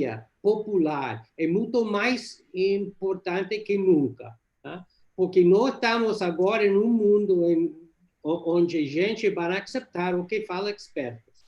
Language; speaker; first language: Portuguese; non-native, learner; English